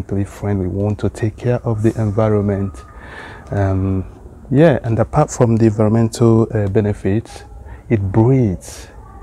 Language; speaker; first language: English; non-native, local second language; Igbo